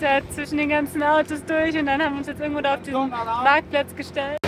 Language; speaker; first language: German; native; German